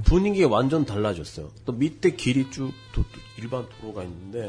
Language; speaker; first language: Korean; non-native, fluent; Japanese